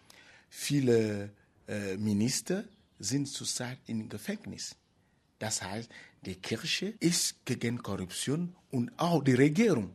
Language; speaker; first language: German; non-native, fluent; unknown